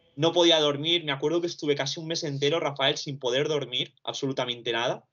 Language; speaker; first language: Spanish; early bilingual, other home language; Romanian